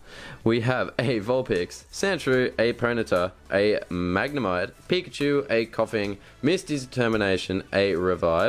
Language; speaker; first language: English; native; English